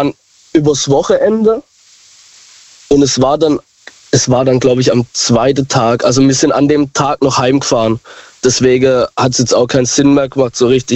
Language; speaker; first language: German; native; German